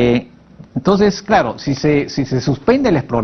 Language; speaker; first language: Spanish; native; Spanish